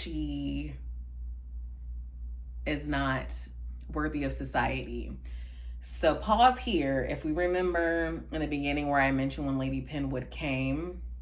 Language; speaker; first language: English; native; English